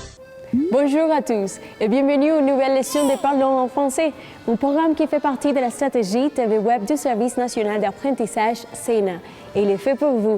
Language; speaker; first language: French; non-native, fluent; Spanish